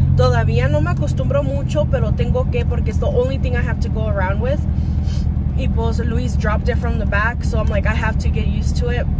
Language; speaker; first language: English; early bilingual, other home language; Spanish